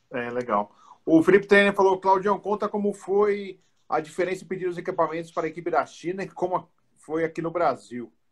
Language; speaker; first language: Portuguese; native; Portuguese